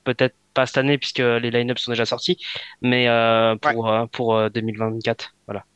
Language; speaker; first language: French; native; French